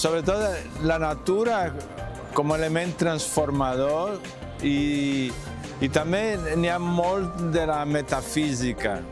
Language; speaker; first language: Catalan; non-native, local second language; Spanish